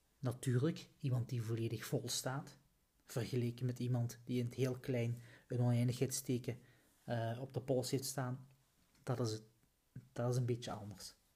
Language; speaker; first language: Dutch; native; Dutch